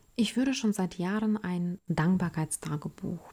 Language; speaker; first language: German; non-native, fluent; Ukrainian